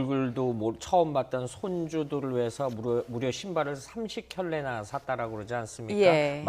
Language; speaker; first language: Korean; native; Korean